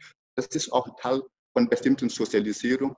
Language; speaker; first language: German; non-native, fluent; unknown